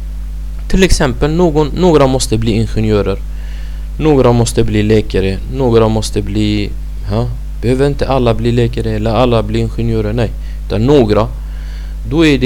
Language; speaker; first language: Swedish; non-native, fluent; Arabic